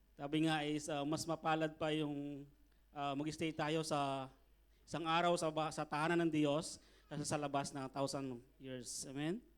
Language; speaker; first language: Filipino; native; Filipino